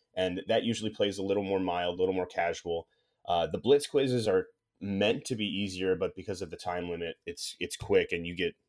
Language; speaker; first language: English; native; English